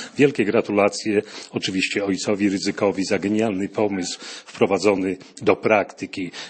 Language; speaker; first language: Polish; native; Polish